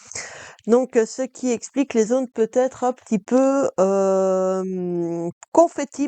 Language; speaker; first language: French; native; French